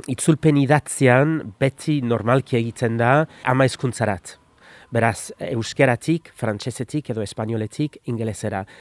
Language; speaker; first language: Basque; non-native, fluent; English